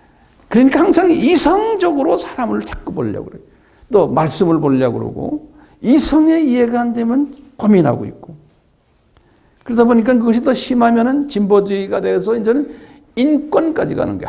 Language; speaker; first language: Korean; native; Korean